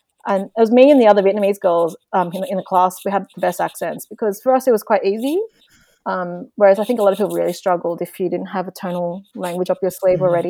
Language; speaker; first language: English; non-native, local second language; Vietnamese